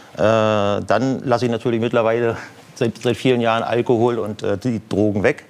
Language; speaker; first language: German; native; German